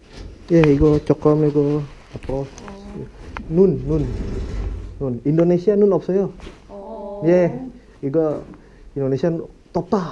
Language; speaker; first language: Korean; non-native, learner; Indonesian